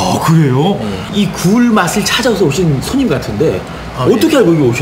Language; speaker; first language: Korean; native; Korean